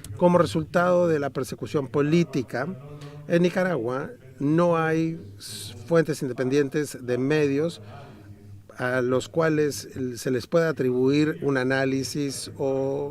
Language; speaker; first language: Spanish; native; Spanish